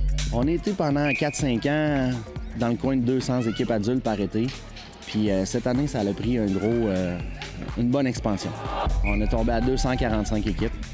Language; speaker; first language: French; native; French